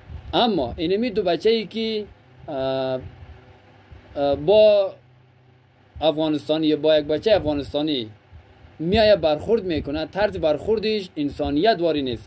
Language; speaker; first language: Persian; native; Persian